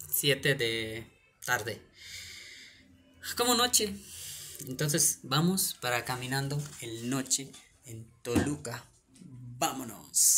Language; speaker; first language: Spanish; non-native, learner; Urdu